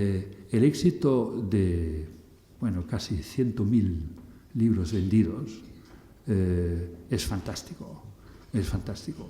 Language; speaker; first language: Spanish; non-native, fluent; German